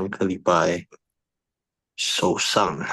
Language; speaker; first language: Chinese; non-native, learner; Indonesian